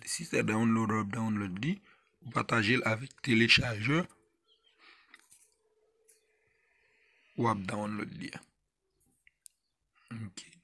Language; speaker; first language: French; non-native, learner; Haitian Creole